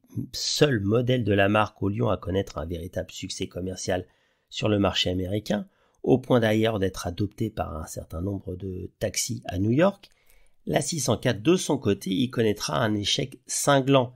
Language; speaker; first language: French; native; French